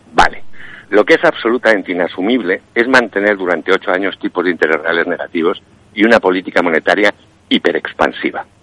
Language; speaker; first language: Spanish; native; Spanish